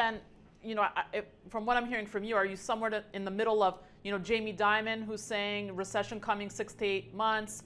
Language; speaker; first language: English; native; English